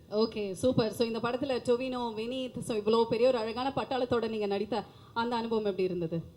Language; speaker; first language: Tamil; native; Tamil